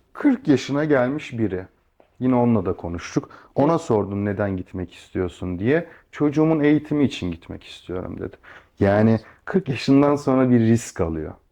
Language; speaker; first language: Turkish; native; Turkish